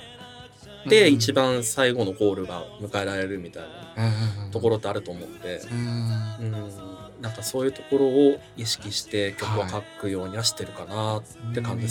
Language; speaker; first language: Japanese; native; Japanese